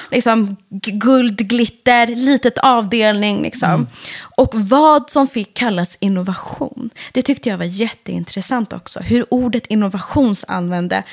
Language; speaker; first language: Swedish; early bilingual, other home language; Persian